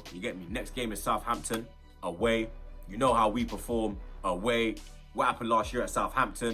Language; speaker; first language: English; native; English